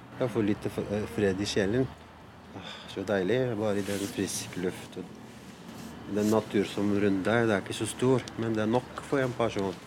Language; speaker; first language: Norwegian; non-native, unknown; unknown